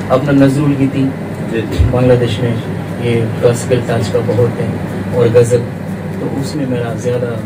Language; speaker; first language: Hindi; non-native, learner; Bangla